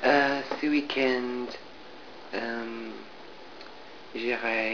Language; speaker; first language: French; non-native, learner; English